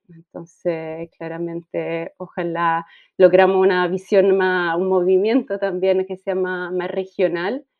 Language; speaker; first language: Spanish; non-native, fluent; Italian